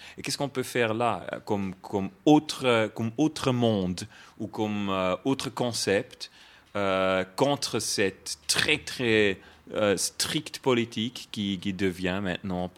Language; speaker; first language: French; non-native, fluent; German